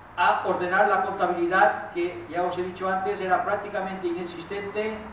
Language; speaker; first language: Spanish; non-native, local second language; Catalan